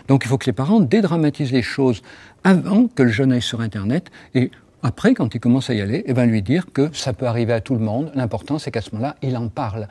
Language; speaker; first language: French; native; French